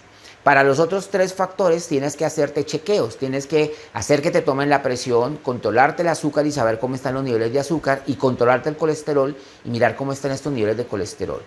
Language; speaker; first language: Spanish; native; Spanish